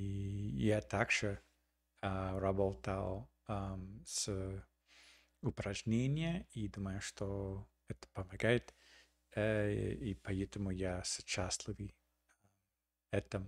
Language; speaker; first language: Russian; non-native, learner; English